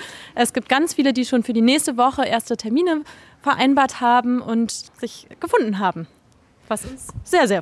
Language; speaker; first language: German; native; German